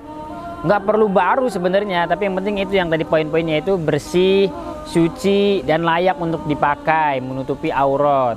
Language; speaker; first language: Indonesian; native; Indonesian